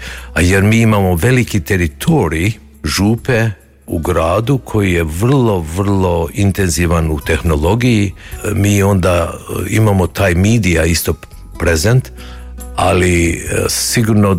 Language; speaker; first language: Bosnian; early bilingual, heritage; Croatian